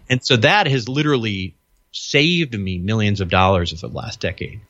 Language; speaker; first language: English; native; English